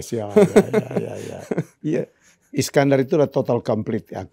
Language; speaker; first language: Indonesian; native; Indonesian